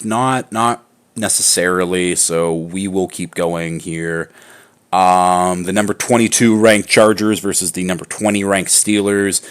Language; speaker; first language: English; native; English